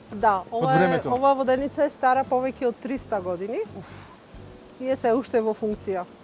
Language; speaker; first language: Macedonian; native; Macedonian